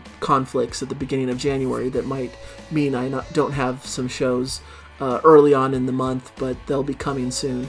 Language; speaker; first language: English; native; English